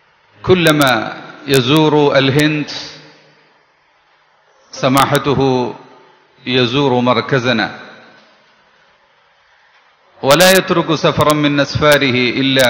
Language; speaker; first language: Arabic; non-native, fluent; Malayalam